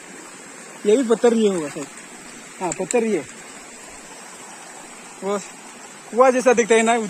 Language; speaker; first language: Hindi; non-native, local second language; Bodo